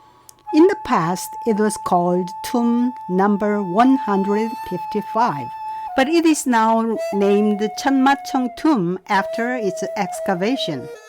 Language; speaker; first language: English; non-native, fluent; Korean